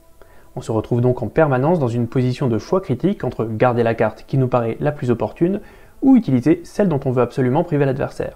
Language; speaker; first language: French; native; French